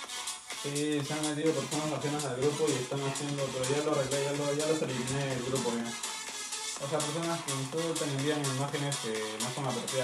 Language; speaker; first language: Spanish; native; Spanish